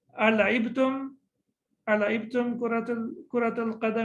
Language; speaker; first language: Arabic; non-native, fluent; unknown